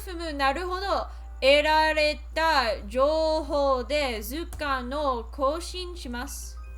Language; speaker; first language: Japanese; non-native, learner; English